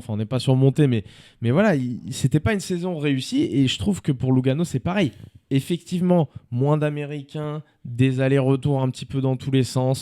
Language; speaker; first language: French; native; French